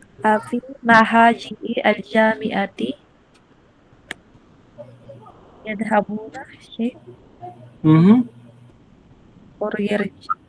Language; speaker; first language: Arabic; non-native, learner; Filipino